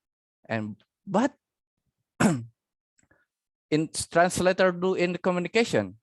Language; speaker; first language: English; non-native, learner; Indonesian